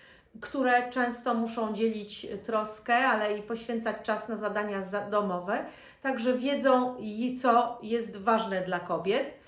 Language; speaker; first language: Polish; native; Polish